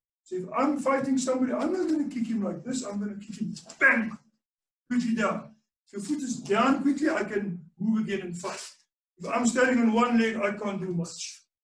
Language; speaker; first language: English; non-native, local second language; Afrikaans